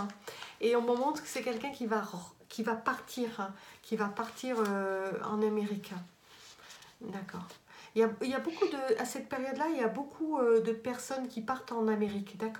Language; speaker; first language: French; native; French